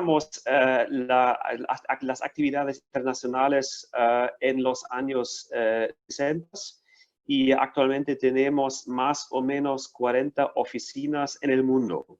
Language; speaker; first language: Spanish; non-native, fluent; German